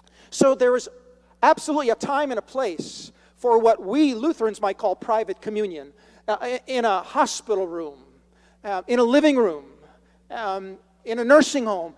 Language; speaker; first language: English; native; English